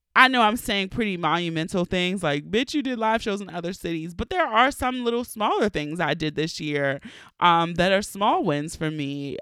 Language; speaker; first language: English; native; English